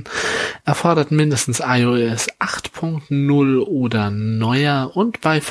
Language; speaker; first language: German; native; German